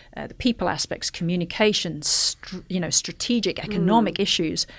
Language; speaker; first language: English; native; English